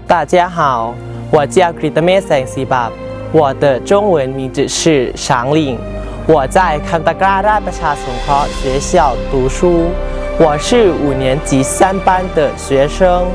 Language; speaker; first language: Chinese; non-native, learner; Thai